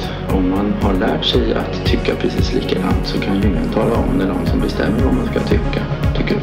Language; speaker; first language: Swedish; native; Swedish